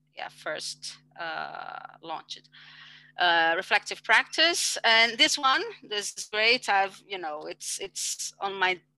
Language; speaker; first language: English; non-native, fluent; Portuguese